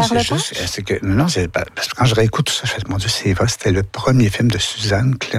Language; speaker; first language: French; native; French